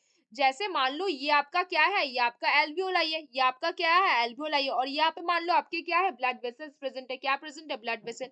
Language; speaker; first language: Hindi; native; Hindi